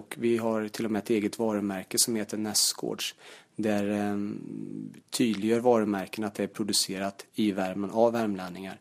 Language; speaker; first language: Swedish; native; Swedish